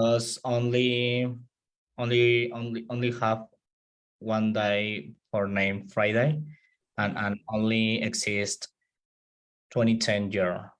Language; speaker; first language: English; non-native, learner; Spanish